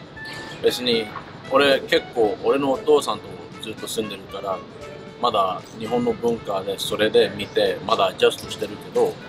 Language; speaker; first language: Japanese; early bilingual, heritage; English